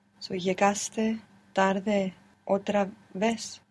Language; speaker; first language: Spanish; non-native, learner; English